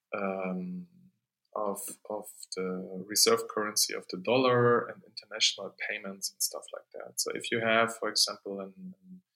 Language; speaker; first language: English; non-native, fluent; German